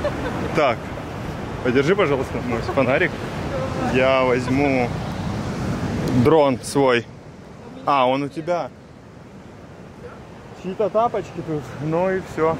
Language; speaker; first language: Russian; native; Russian